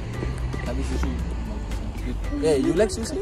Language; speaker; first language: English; non-native, learner; Indonesian